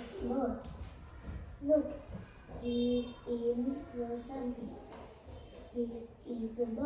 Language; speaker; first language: English; non-native, learner; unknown